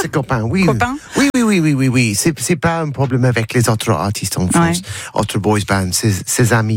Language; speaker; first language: French; non-native, learner; English